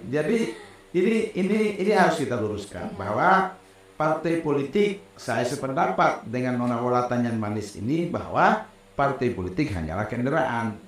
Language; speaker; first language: Indonesian; non-native, local second language; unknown